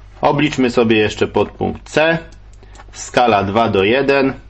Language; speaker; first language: Polish; native; Polish